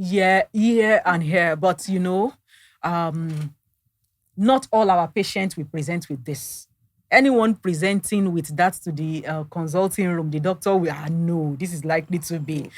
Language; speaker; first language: English; non-native, local second language; Yoruba